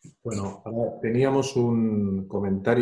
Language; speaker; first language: Spanish; native; Spanish